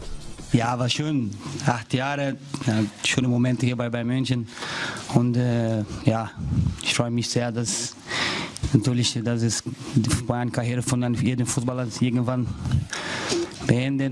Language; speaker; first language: German; non-native, learner; Portuguese